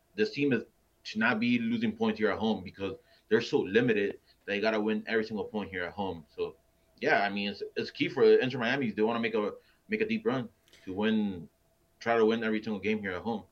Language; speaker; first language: English; native; English